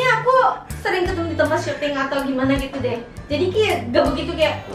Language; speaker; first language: Indonesian; non-native, fluent; Japanese